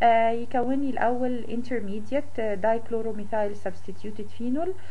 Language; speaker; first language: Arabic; native; Arabic